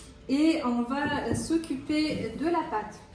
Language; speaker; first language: French; non-native, fluent; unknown